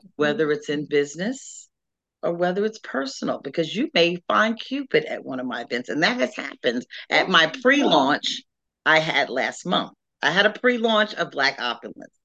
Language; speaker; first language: English; native; English